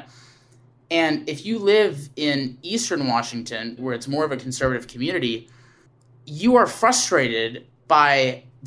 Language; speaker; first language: English; native; English